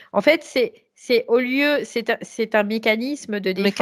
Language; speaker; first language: French; native; French